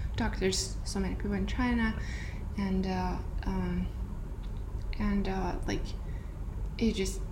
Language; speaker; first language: English; non-native, fluent; Chinese